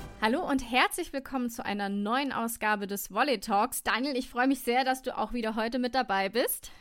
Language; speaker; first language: German; native; German